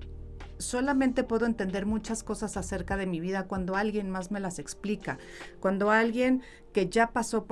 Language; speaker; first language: Spanish; native; Spanish